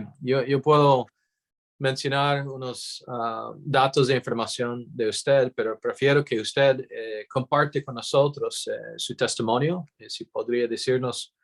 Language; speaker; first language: Spanish; non-native, fluent; English